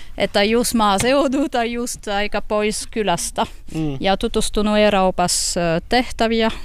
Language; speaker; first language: Finnish; non-native, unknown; French